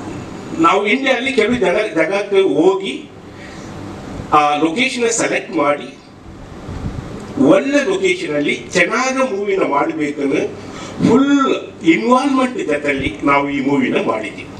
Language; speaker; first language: Kannada; non-native, learner; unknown